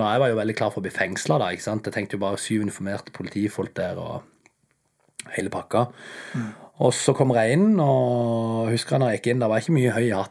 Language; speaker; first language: Norwegian; native; Norwegian